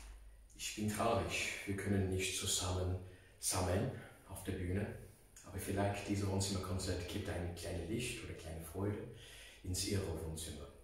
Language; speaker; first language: German; non-native, learner; English